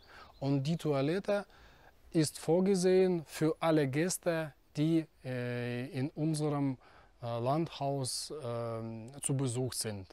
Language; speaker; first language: German; non-native, fluent; Russian